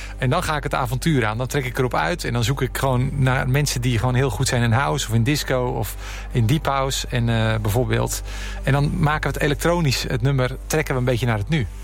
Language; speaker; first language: Dutch; native; Dutch